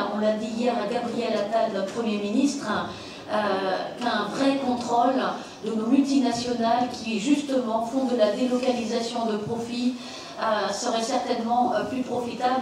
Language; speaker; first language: French; native; French